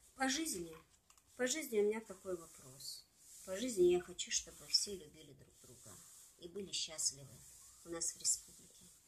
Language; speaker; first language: Russian; non-native, local second language; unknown